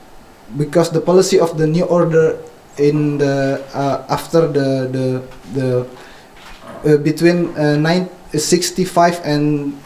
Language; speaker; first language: English; non-native, fluent; Indonesian